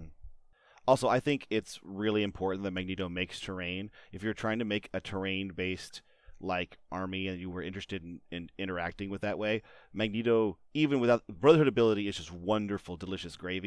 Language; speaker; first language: English; native; English